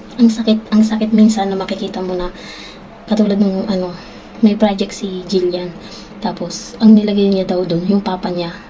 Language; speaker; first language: Filipino; native; Filipino